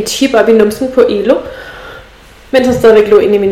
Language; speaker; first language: Danish; native; Danish